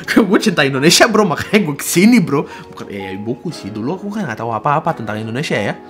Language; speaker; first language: Indonesian; non-native, fluent; Russian